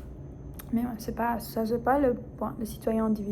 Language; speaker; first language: French; non-native, fluent; Spanish